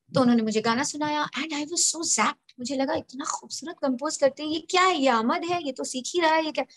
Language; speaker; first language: Hindi; native; Hindi